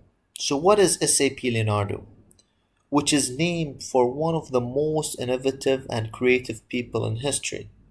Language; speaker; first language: English; non-native, fluent; Arabic